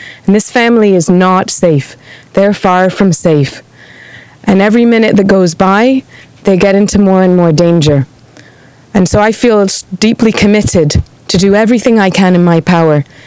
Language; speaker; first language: English; native; English